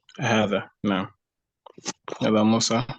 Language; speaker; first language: Arabic; non-native, fluent; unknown